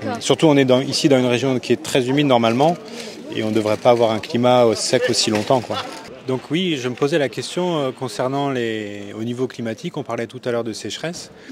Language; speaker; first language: French; native; French